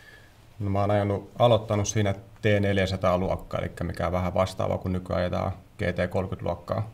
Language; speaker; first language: Finnish; native; Finnish